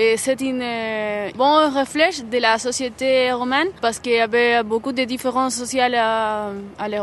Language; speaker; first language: French; non-native, learner; Spanish